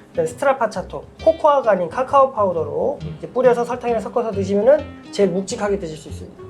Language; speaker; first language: Korean; native; Korean